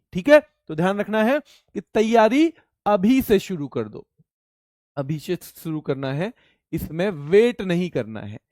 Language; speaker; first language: Hindi; native; Hindi